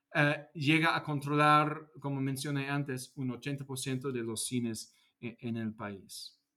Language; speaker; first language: Spanish; non-native, fluent; English